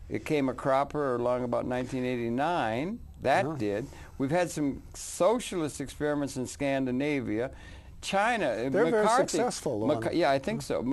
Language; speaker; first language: English; native; English